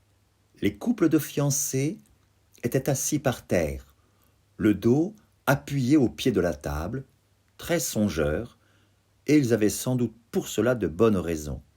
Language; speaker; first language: French; native; French